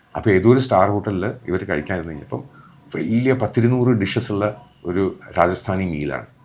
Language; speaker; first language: Malayalam; native; Malayalam